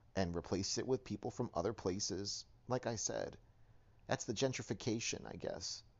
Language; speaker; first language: English; native; English